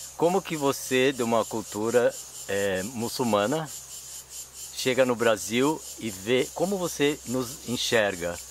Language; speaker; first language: Portuguese; native; Portuguese